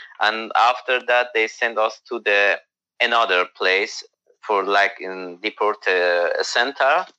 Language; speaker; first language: English; non-native, learner; Persian